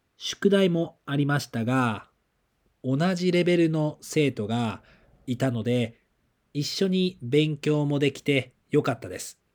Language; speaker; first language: Japanese; native; Japanese